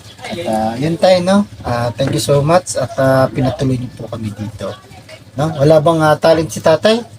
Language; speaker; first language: Filipino; non-native, local second language; Cebuano